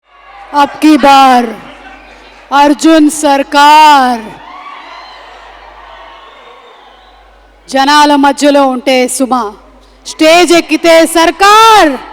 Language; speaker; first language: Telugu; native; Telugu